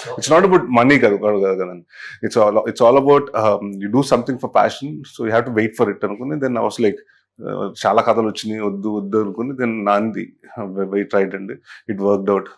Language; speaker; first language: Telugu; native; Telugu